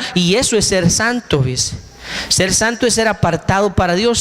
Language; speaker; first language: Spanish; native; Spanish